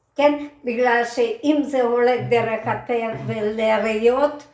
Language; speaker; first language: Hebrew; non-native, fluent; Ukrainian